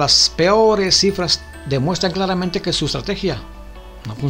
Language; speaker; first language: Spanish; native; Spanish